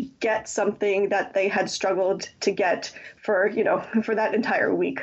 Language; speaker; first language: English; native; English